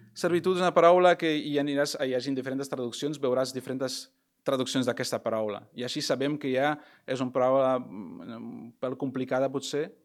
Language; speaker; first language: Catalan; non-native, local second language; Spanish